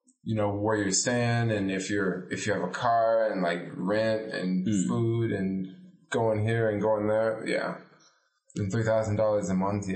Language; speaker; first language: English; native; English